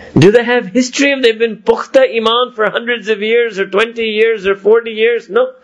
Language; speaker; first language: English; early bilingual, other home language; Urdu